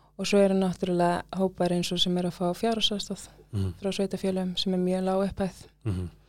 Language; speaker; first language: Icelandic; early bilingual, other home language; English